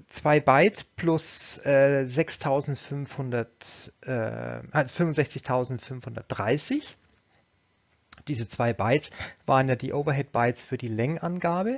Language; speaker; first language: German; native; German